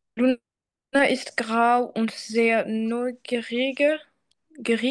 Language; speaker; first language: German; non-native, learner; French